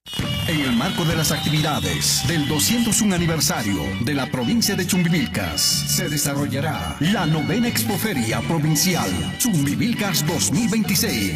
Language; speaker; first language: Spanish; native; Spanish